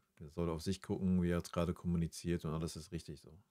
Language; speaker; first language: German; native; German